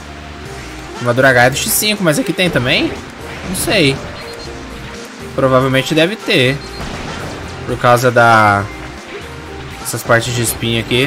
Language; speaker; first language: Portuguese; native; Portuguese